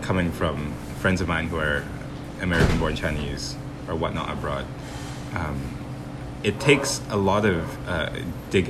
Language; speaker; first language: English; non-native, local second language; Cantonese